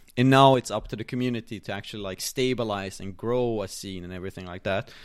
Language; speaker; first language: English; non-native, fluent; Swedish